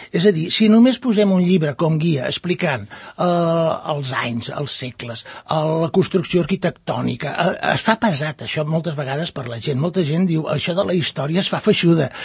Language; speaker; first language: Catalan; non-native, local second language; Spanish